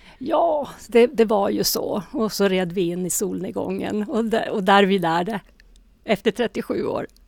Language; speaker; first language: Swedish; native; Swedish